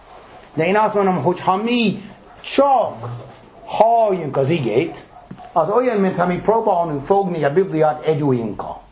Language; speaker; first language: Hungarian; non-native, fluent; English